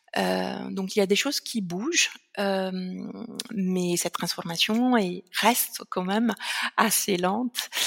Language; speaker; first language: French; non-native, fluent; Italian